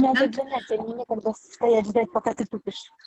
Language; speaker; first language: Russian; native; Russian